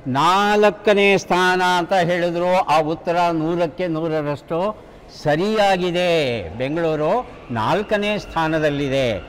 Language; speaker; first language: Kannada; native; Kannada